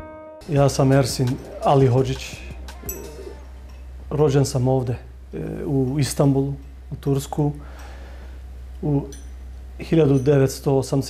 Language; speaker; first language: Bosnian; early bilingual, heritage; Bosnian